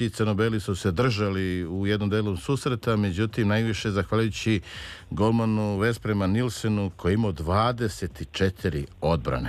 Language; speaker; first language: Serbian; native; Serbian